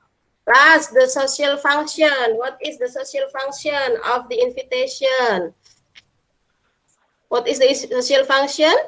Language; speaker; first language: English; non-native, fluent; Indonesian